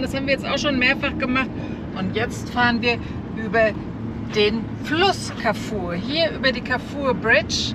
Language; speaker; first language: German; native; German